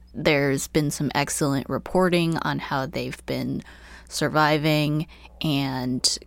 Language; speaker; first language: English; early bilingual, other home language; Chinese